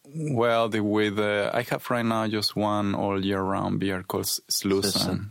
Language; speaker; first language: English; non-native, fluent; Spanish